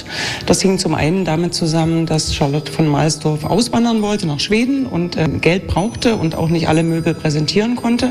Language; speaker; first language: German; native; German